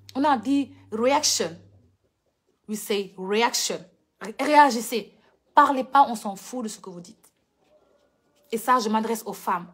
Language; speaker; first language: French; non-native, local second language; Wolof